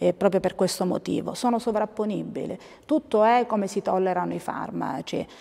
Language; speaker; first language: Italian; native; Italian